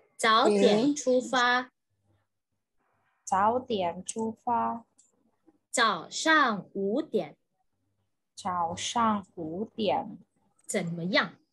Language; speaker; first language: Chinese; non-native, fluent; Indonesian